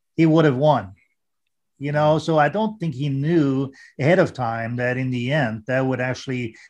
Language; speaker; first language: English; non-native, fluent; German